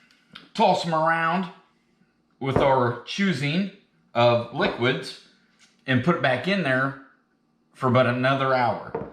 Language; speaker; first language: English; native; English